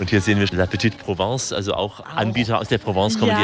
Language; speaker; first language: German; native; German